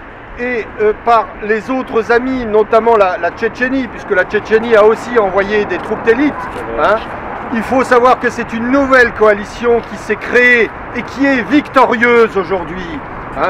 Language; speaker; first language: French; native; French